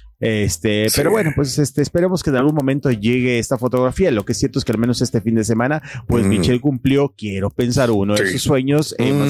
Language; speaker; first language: Spanish; native; Spanish